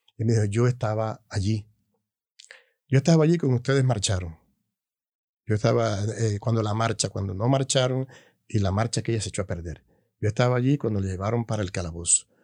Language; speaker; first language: Spanish; native; Spanish